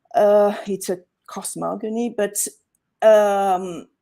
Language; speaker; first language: English; non-native, fluent; Romanian